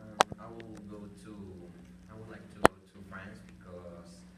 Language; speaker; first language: English; non-native, learner; Spanish